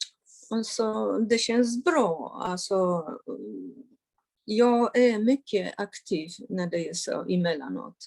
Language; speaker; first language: Swedish; non-native, fluent; Polish